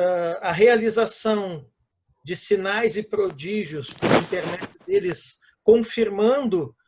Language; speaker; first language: Portuguese; native; Portuguese